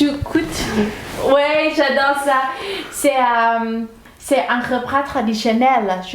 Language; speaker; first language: French; non-native, learner; Thai